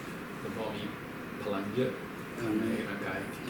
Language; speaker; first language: Thai; non-native, learner; English